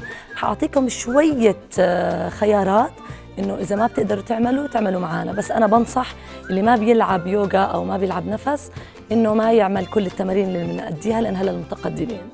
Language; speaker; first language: Arabic; native; Arabic